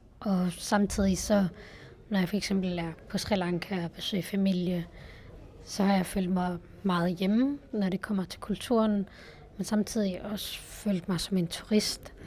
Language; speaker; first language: Danish; early bilingual, other home language; Tamil